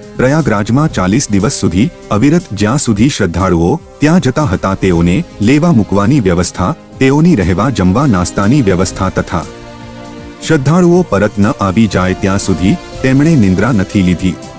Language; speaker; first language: Gujarati; native; Gujarati